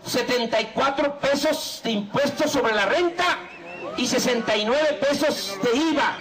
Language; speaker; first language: Spanish; native; Spanish